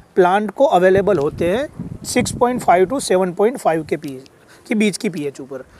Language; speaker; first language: Hindi; non-native, local second language; Gujarati